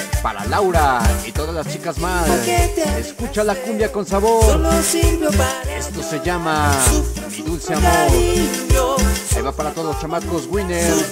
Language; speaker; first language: Spanish; native; Spanish